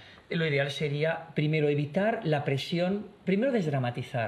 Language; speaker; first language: Spanish; native; Spanish